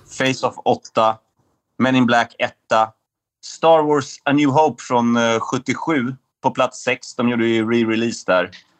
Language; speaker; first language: Swedish; native; Swedish